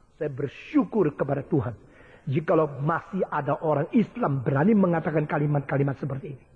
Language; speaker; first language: Indonesian; early bilingual, other home language; Chinese